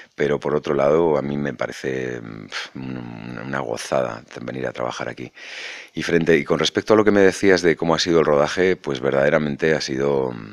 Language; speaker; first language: Spanish; native; Spanish